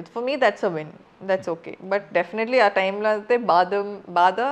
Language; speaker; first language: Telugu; non-native, fluent; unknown